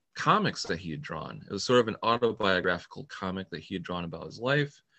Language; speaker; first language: English; native; English